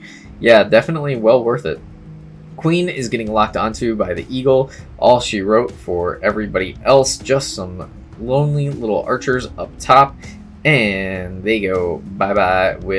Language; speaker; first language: English; native; English